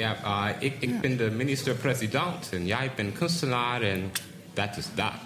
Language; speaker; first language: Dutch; non-native, learner; English